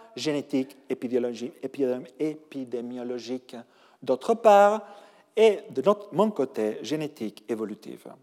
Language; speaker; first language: French; non-native, fluent; Spanish